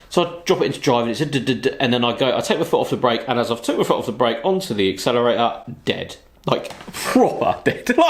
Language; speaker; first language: English; native; English